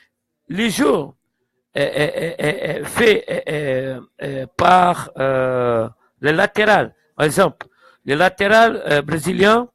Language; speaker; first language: French; non-native, fluent; Portuguese